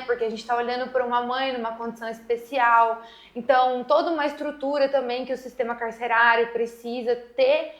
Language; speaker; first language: Portuguese; native; Portuguese